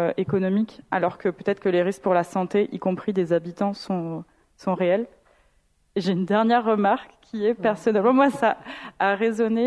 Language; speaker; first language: French; native; French